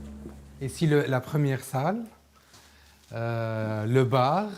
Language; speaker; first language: French; non-native, learner; Arabic